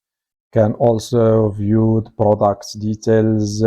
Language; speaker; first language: English; non-native, fluent; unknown